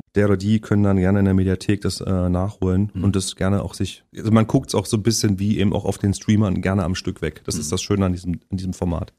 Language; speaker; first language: German; native; German